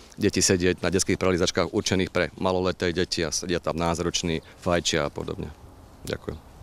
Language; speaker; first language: Slovak; native; Slovak